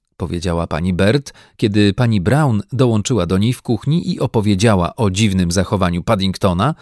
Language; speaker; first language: Polish; native; Polish